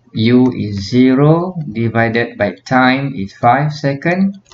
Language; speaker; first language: English; non-native, local second language; Malay